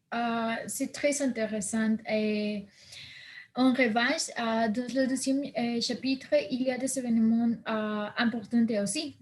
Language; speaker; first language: French; non-native, learner; Spanish